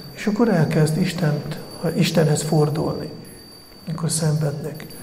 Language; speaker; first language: Hungarian; non-native, fluent; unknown